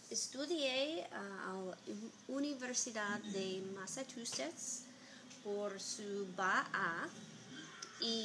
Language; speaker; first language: Spanish; non-native, learner; English